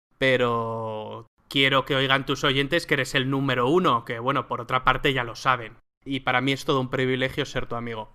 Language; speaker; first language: Spanish; native; Spanish